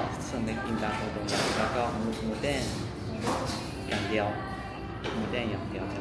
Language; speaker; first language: Thai; non-native, learner; Chinese